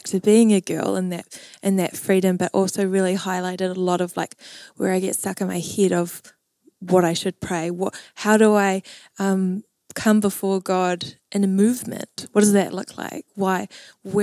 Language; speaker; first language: English; native; English